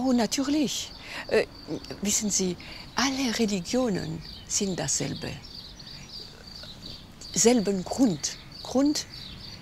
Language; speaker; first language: German; non-native, local second language; French